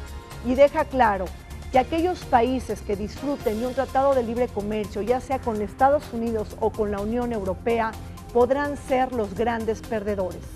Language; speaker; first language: Spanish; native; Spanish